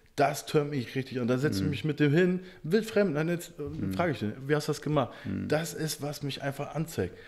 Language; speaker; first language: German; native; German